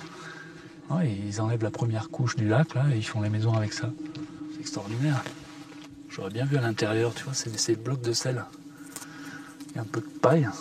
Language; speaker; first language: French; native; French